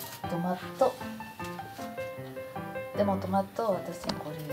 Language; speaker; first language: Japanese; non-native, learner; Spanish